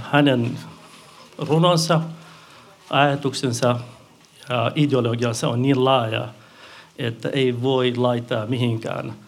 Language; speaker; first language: Finnish; non-native, fluent; Central Kurdish